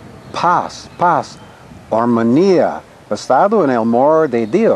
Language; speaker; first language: Spanish; non-native, fluent; English